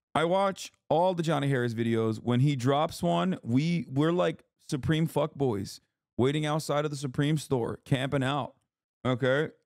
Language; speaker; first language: English; early bilingual, other home language; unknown